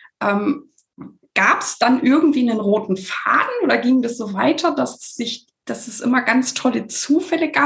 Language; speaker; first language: German; native; German